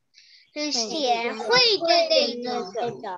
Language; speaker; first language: Chinese; early bilingual, heritage; Chinese